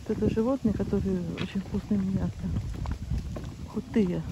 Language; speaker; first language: Russian; native; Russian